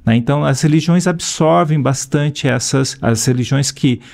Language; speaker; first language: Portuguese; native; Portuguese